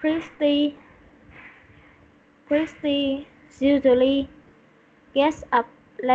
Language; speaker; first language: English; non-native, learner; Vietnamese